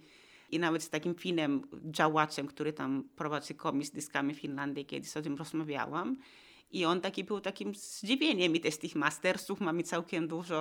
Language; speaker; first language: Polish; non-native, fluent; Finnish